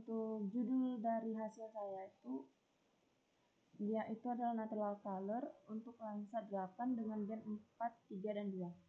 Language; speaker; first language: Indonesian; native; Indonesian